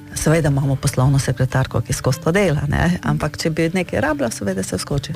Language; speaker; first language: Slovenian; native; Slovenian